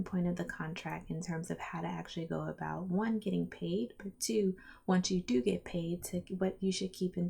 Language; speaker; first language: English; native; English